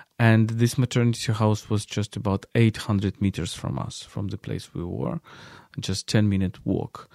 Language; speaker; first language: English; non-native, fluent; Ukrainian